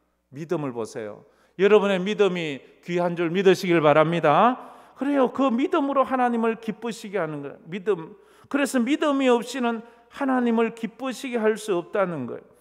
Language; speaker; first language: Korean; native; Korean